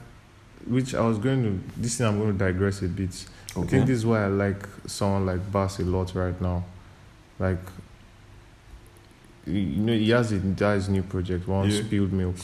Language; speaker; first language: English; non-native, local second language; Yoruba